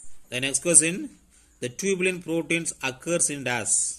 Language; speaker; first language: English; non-native, local second language; Tamil